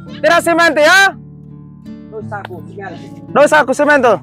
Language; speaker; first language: Portuguese; non-native, learner; Vietnamese